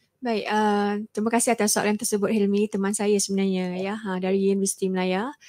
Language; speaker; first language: Malay; native; Malay